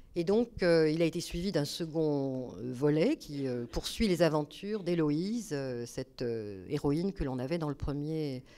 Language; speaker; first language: French; native; French